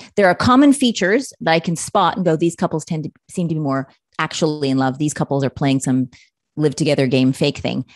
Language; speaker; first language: English; native; English